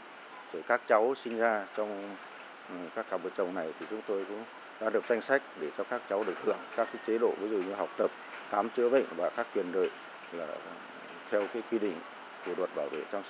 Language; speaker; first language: Vietnamese; native; Vietnamese